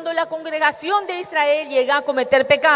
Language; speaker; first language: Spanish; native; Spanish